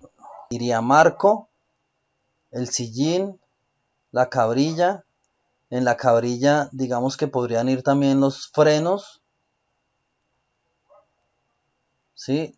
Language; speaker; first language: Spanish; native; Spanish